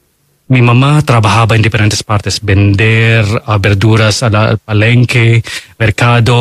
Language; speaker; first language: Spanish; non-native, fluent; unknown